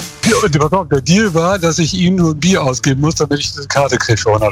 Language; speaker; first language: German; native; German